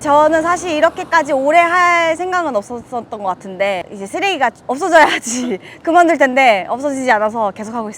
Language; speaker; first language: Korean; native; Korean